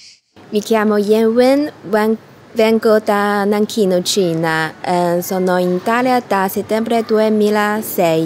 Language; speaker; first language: Italian; non-native, learner; Chinese